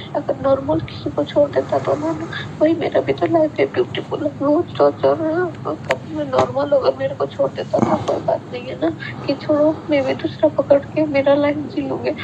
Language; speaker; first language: Hindi; non-native, local second language; Santali